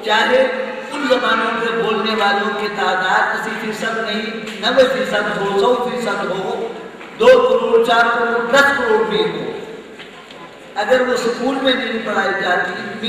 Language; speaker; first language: Urdu; non-native, local second language; Khowar